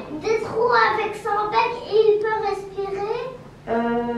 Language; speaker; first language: French; non-native, local second language; Arabic